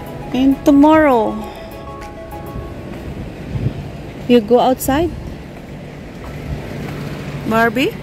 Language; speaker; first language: English; non-native, local second language; Filipino